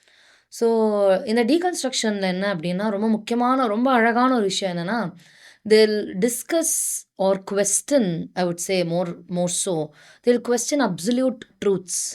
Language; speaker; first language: Tamil; native; Tamil